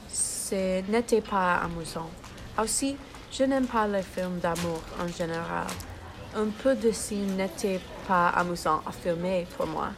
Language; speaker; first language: French; non-native, learner; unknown